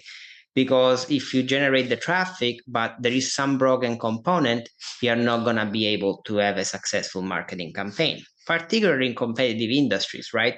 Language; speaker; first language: English; non-native, fluent; Italian